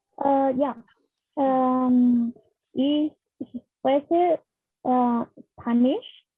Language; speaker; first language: German; non-native, learner; Spanish